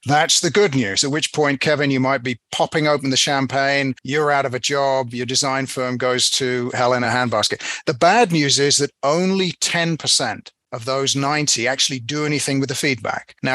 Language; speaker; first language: English; native; English